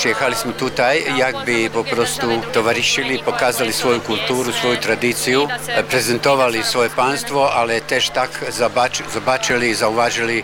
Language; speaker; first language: Polish; non-native, learner; Croatian